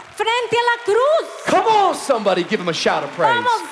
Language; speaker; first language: English; native; English